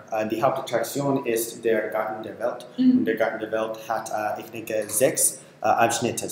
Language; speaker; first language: German; non-native, learner; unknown